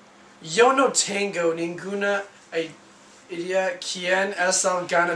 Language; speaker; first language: Spanish; non-native, learner; English